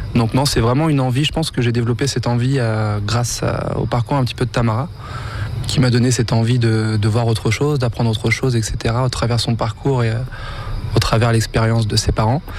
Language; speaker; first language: French; native; French